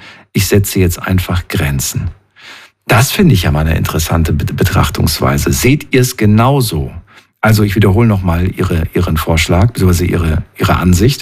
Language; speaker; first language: German; native; German